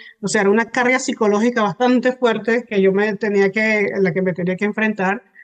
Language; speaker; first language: Spanish; native; Spanish